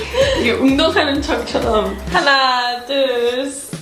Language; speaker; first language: Korean; early bilingual, heritage; English